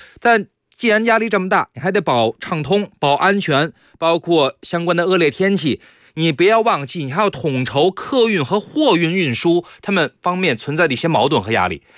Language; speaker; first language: Chinese; native; Chinese